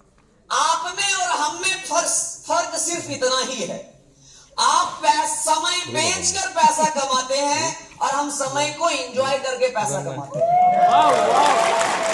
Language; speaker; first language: Hindi; native; Hindi